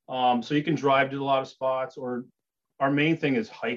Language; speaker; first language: English; native; English